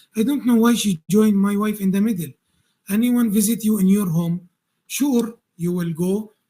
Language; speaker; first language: English; non-native, learner; Arabic